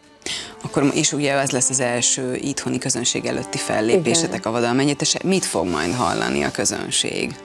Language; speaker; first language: Hungarian; native; Hungarian